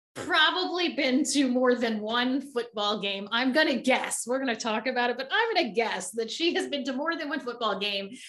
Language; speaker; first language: English; native; English